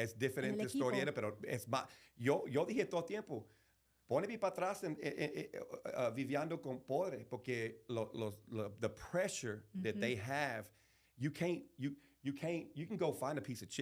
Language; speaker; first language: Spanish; early bilingual, heritage; English